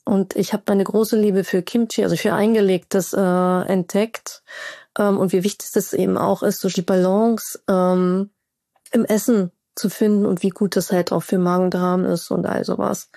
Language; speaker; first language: German; native; German